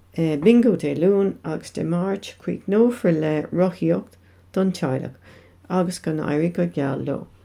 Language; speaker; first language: Irish; non-native, local second language; English